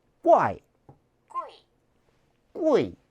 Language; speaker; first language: Chinese; non-native, learner; Korean